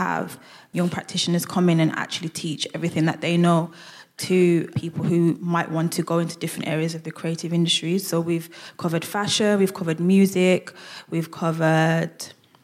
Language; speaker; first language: English; native; English